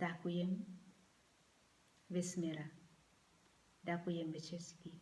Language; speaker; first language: Slovak; non-native, learner; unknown